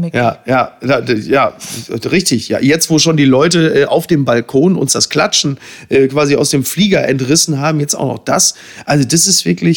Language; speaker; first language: German; native; German